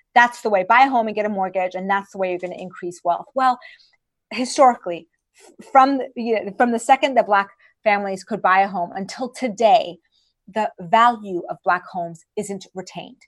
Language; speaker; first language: English; early bilingual, other home language; Persian